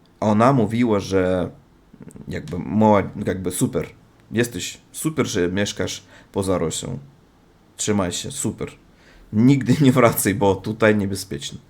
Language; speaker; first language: Polish; non-native, learner; Russian